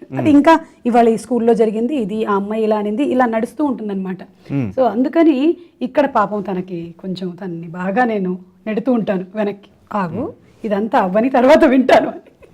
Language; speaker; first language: Telugu; non-native, local second language; Malayalam